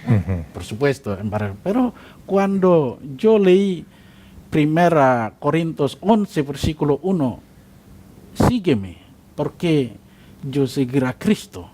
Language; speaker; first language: Spanish; non-native, learner; Indonesian